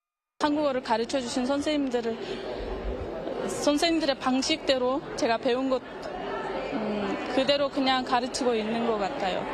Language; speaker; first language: Korean; non-native, fluent; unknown